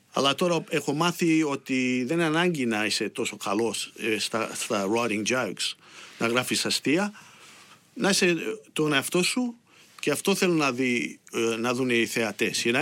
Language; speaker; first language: Greek; early bilingual, heritage; Greek